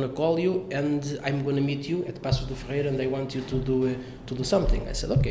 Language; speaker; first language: English; non-native, fluent; Portuguese